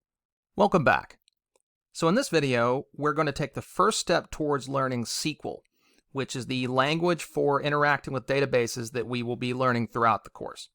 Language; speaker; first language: English; native; English